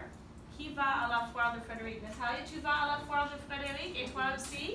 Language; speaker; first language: French; non-native, fluent; English